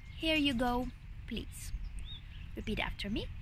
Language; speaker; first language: English; non-native, fluent; Ukrainian